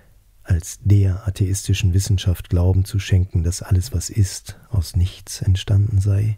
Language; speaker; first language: German; native; German